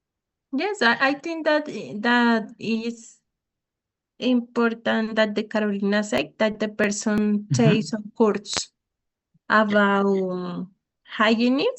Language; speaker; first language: English; non-native, learner; Spanish